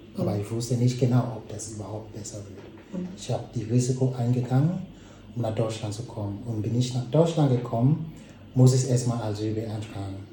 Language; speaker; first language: German; non-native, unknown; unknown